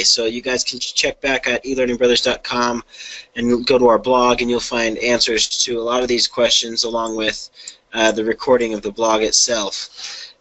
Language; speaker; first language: English; native; English